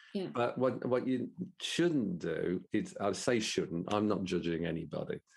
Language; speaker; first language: English; native; English